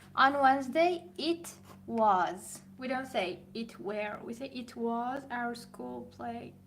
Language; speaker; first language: English; non-native, fluent; Persian